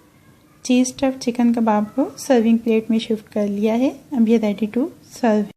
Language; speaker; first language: Urdu; native; Urdu